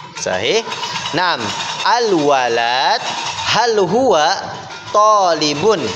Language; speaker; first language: Arabic; non-native, fluent; Indonesian